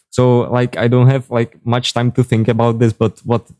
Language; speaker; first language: English; non-native, fluent; Czech